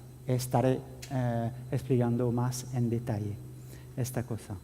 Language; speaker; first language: Spanish; non-native, fluent; French